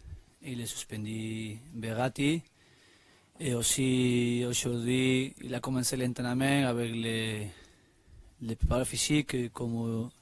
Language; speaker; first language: French; non-native, learner; Spanish